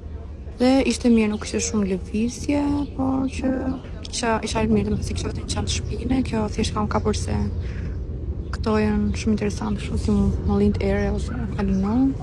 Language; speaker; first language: Albanian; early bilingual, heritage; Albanian